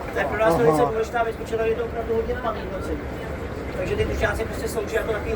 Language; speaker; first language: Czech; native; Czech